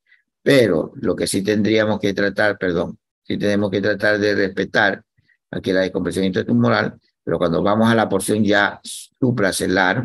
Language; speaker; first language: Spanish; native; Spanish